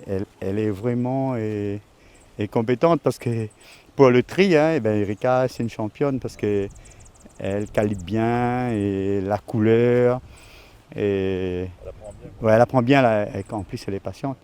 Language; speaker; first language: French; non-native, local second language; Réunion Creole French